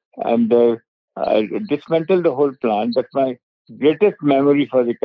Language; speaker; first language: English; non-native, local second language; Hindi